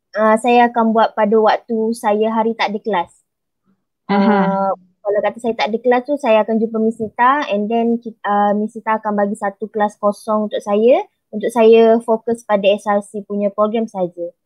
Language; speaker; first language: Malay; native; Malay